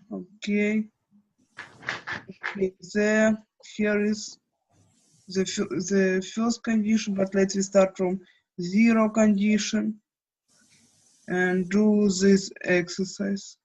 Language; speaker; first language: English; non-native, fluent; Ukrainian